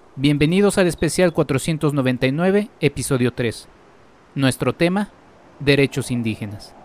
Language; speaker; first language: Spanish; native; Spanish